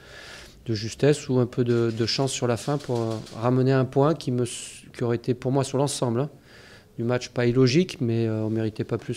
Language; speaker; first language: French; native; French